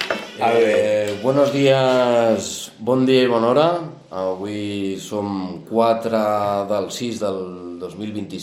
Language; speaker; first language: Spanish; native; Spanish